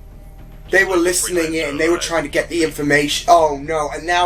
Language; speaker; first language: English; native; English